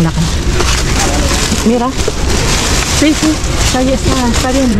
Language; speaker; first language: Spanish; non-native, fluent; Filipino